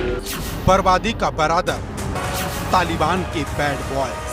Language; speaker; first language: Hindi; native; Hindi